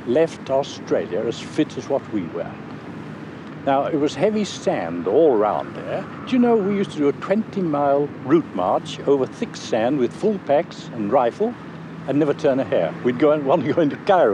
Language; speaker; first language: English; native; English